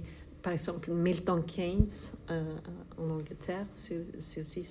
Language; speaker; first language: French; non-native, fluent; German